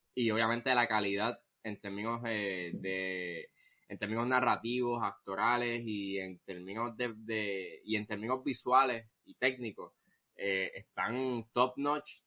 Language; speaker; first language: Spanish; native; Spanish